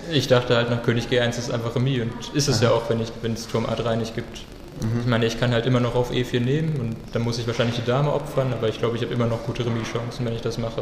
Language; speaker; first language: German; native; German